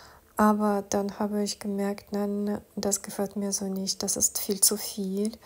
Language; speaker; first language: German; non-native, fluent; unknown